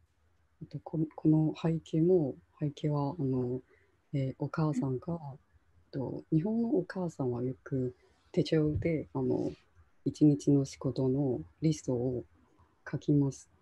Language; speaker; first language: Japanese; non-native, local second language; Chinese